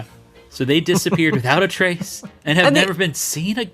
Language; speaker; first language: English; native; English